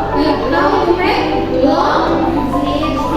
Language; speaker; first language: English; non-native, learner; Indonesian